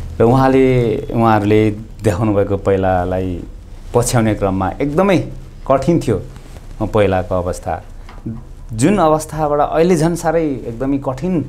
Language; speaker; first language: Nepali; non-native, local second language; Limbu